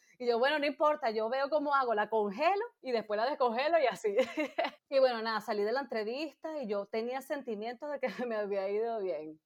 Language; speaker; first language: Spanish; native; Spanish